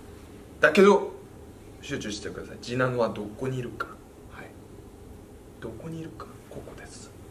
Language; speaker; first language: Japanese; non-native, fluent; Korean